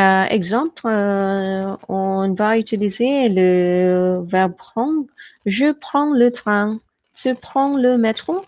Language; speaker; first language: French; non-native, fluent; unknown